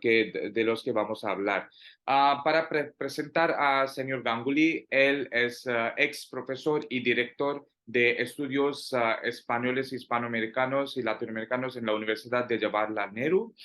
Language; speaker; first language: Spanish; non-native, fluent; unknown